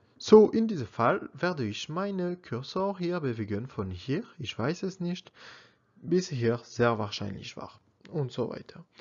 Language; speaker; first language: German; non-native, learner; French